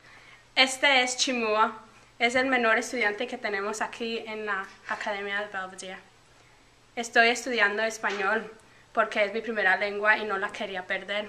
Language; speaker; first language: Spanish; early bilingual, heritage; Spanish